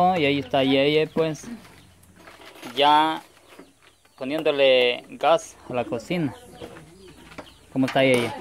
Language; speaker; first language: Spanish; native; Spanish